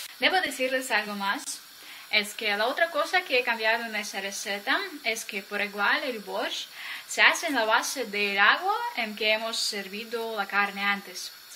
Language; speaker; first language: Spanish; non-native, fluent; Ukrainian